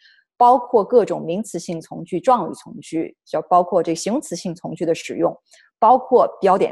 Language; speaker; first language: Chinese; native; Chinese